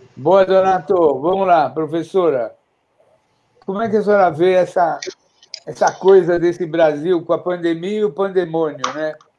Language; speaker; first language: Portuguese; native; Portuguese